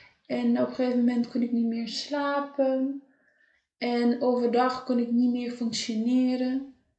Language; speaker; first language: Dutch; non-native, fluent; Kabuverdianu